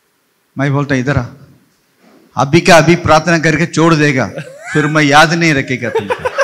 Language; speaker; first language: Hindi; non-native, local second language; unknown